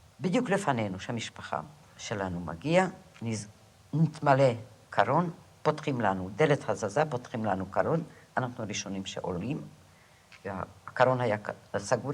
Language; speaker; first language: Hebrew; non-native, fluent; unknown